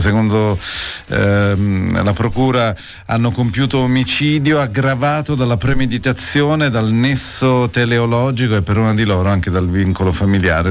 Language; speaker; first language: Italian; native; Italian